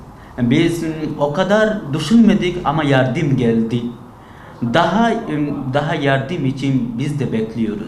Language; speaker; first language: Turkish; non-native, learner; Bangla